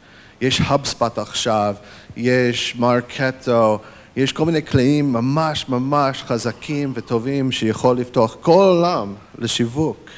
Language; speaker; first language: Hebrew; non-native, fluent; English